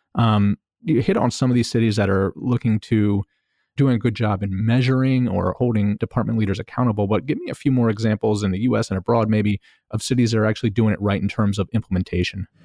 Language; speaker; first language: English; native; English